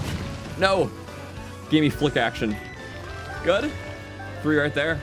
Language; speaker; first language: English; native; English